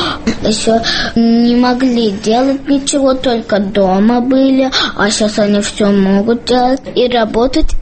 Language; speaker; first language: Russian; early bilingual, other home language; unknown